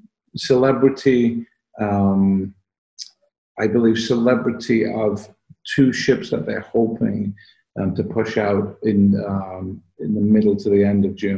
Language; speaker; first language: English; native; English